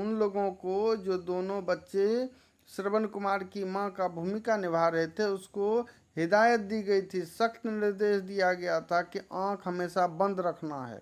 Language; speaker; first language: Hindi; native; Hindi